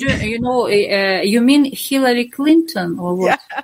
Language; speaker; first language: English; non-native, fluent; Russian